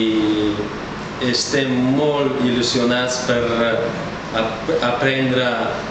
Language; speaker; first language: Catalan; non-native, fluent; Bulgarian